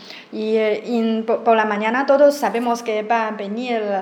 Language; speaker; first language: Spanish; non-native, learner; Chinese